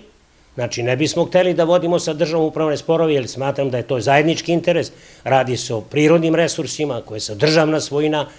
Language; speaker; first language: Serbian; native; Serbian